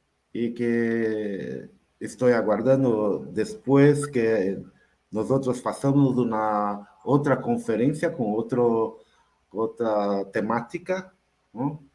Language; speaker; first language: Spanish; non-native, learner; Portuguese